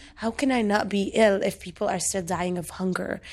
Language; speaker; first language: English; non-native, fluent; Arabic